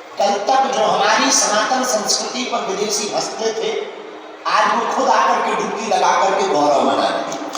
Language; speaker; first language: Hindi; native; Hindi